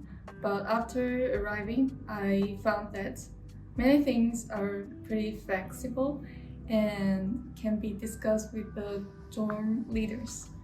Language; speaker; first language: English; non-native, fluent; Chinese